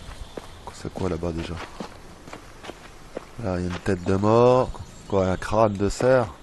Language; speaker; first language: French; native; French